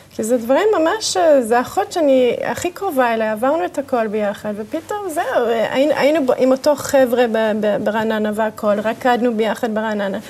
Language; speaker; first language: Hebrew; early bilingual, other home language; English